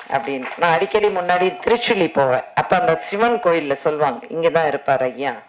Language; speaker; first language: Tamil; native; Tamil